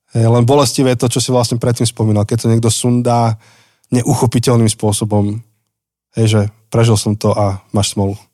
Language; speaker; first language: Slovak; native; Slovak